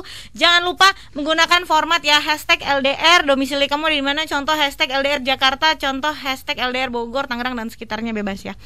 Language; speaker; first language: Indonesian; native; Indonesian